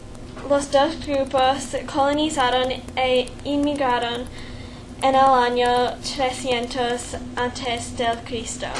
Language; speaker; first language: Spanish; non-native, learner; English